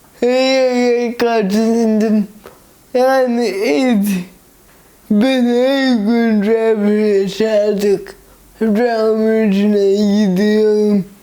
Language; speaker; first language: Turkish; early bilingual, heritage; Turkish